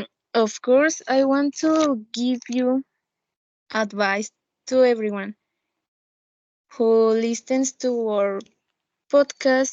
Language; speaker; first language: English; non-native, learner; Spanish